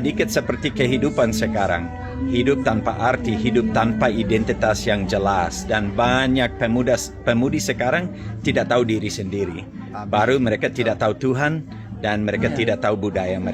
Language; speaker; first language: Indonesian; non-native, fluent; English